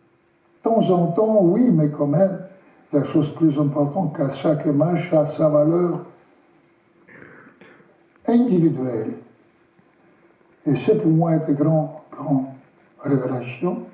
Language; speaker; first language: French; non-native, learner; Russian